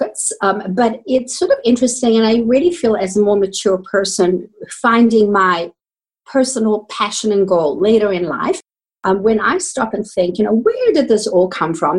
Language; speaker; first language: English; native; English